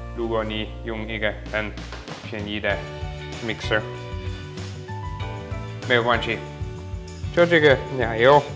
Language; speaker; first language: Chinese; non-native, learner; English